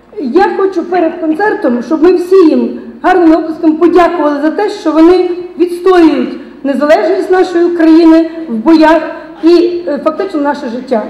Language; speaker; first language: Ukrainian; native; Ukrainian